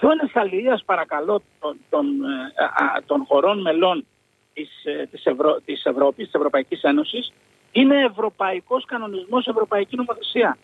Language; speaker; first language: Greek; native; Greek